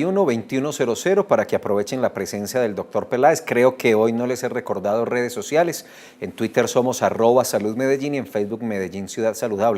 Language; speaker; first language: Spanish; native; Spanish